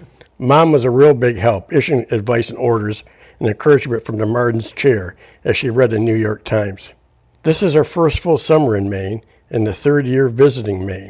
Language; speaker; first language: English; native; English